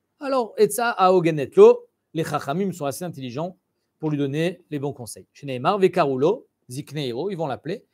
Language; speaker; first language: French; native; French